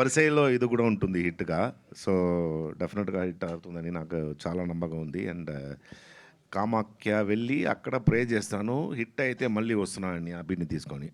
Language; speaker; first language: Telugu; non-native, fluent; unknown